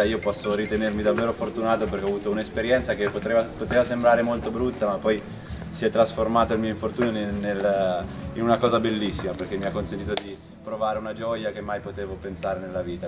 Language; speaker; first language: Italian; native; Italian